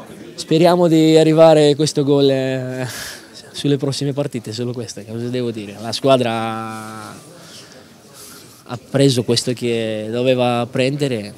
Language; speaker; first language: Italian; non-native, fluent; Greek